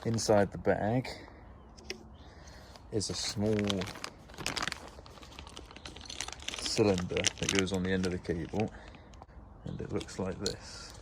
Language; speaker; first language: English; native; English